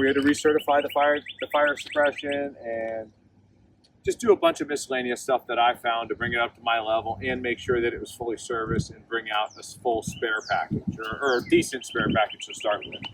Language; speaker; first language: English; native; English